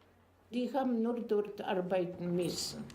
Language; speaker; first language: German; non-native, fluent; Polish